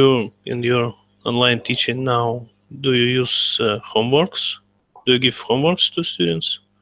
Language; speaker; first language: English; non-native, learner; Russian